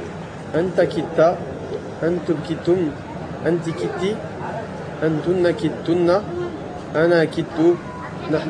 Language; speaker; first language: Arabic; non-native, learner; French